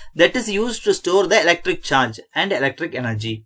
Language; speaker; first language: English; non-native, local second language; Tamil